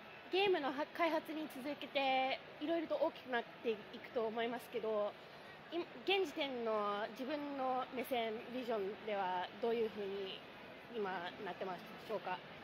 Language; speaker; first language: Japanese; early bilingual, heritage; English